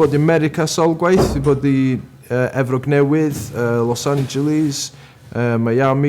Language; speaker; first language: Welsh; native; Welsh